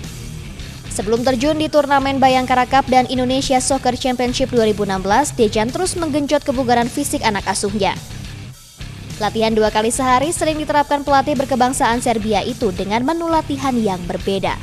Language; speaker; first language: Indonesian; native; Indonesian